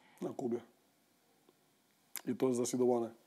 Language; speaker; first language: Polish; non-native, fluent; Spanish